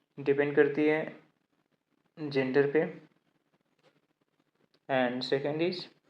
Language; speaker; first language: Hindi; native; Hindi